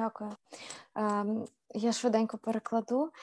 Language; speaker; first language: Ukrainian; native; Ukrainian